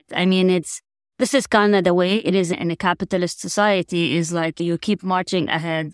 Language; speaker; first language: English; non-native, fluent; Arabic